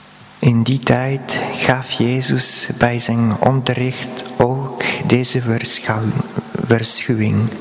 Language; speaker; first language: Dutch; non-native, fluent; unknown